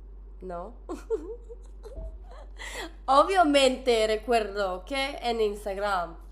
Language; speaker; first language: Spanish; non-native, learner; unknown